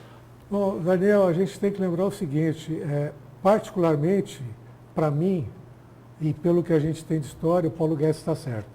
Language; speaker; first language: Portuguese; native; Portuguese